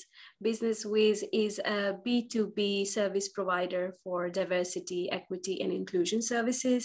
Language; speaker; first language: English; non-native, local second language; Bangla